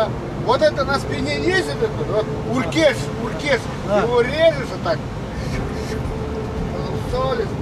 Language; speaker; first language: Russian; non-native, local second language; Kazakh